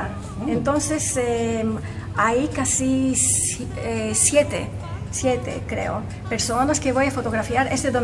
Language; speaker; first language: Spanish; non-native, fluent; Greek